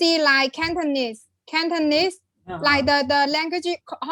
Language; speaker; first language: English; non-native, learner; Chinese